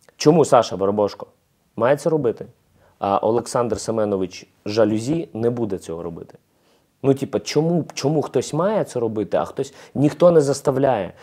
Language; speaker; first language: Ukrainian; non-native, local second language; Russian